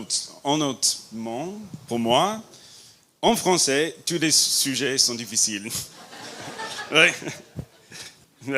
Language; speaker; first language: French; non-native, learner; English